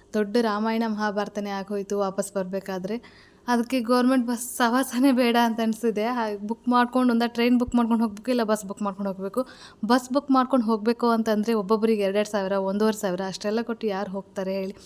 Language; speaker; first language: Kannada; native; Kannada